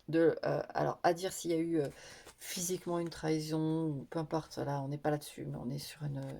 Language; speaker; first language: French; native; French